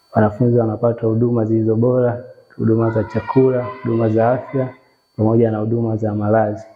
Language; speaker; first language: Swahili; native; Swahili